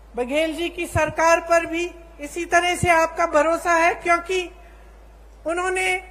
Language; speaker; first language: Hindi; native; Hindi